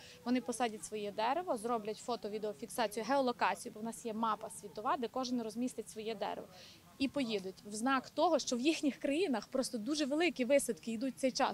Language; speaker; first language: Ukrainian; native; Ukrainian